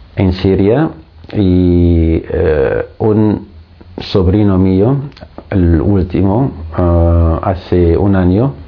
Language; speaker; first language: Spanish; non-native, fluent; Arabic